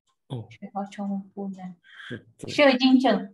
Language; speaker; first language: Chinese; non-native, learner; Malay